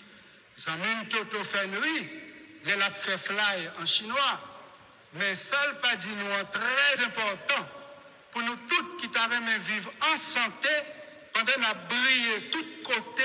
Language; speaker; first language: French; non-native, local second language; Haitian Creole